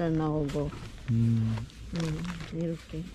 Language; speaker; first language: Korean; non-native, learner; Filipino